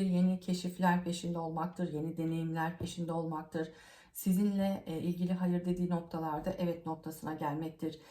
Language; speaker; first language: Turkish; native; Turkish